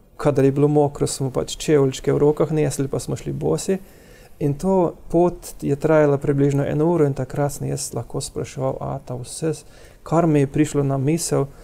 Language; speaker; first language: Slovenian; native; Slovenian